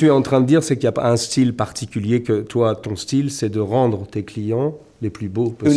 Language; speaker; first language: French; native; French